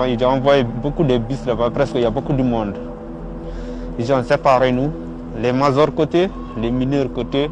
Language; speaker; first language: French; non-native, learner; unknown